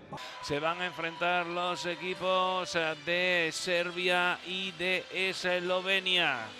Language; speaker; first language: Spanish; native; Spanish